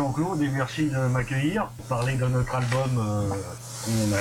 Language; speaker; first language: French; native; French